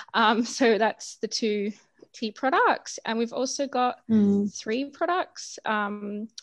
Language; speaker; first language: English; native; English